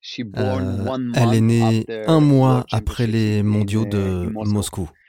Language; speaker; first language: French; non-native, fluent; Polish